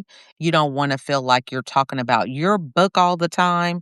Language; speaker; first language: English; native; English